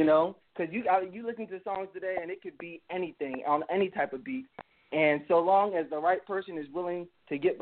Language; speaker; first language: English; native; English